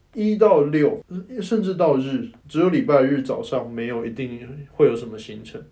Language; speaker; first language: Chinese; non-native, local second language; Min Nan Chinese